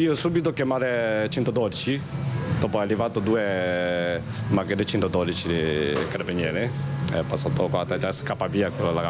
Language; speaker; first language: Italian; non-native, learner; Chinese